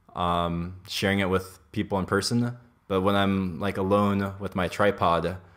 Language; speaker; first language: English; native; English